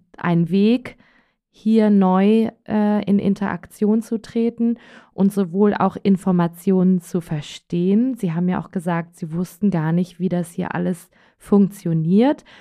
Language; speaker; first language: German; native; German